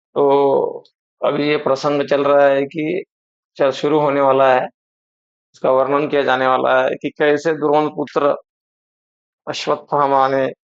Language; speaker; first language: Hindi; non-native, local second language; Marathi